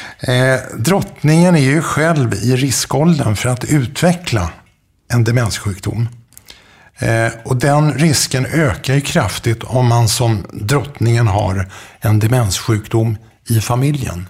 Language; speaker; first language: Swedish; native; Swedish